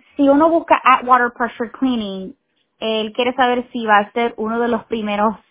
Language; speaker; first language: Spanish; early bilingual, heritage; Spanish